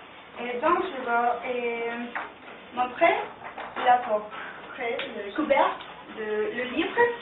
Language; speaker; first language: French; non-native, learner; Spanish